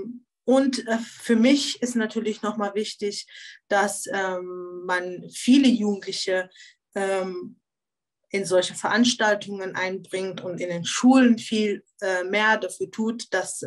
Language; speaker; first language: German; early bilingual, other home language; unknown